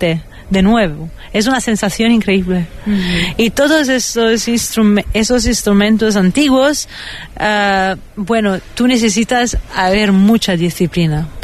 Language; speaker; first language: Spanish; non-native, fluent; Italian